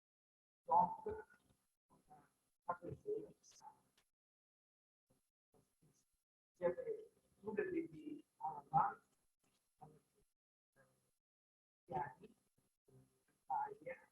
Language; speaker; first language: French; non-native, learner; Italian